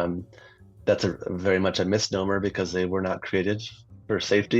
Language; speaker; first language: English; native; English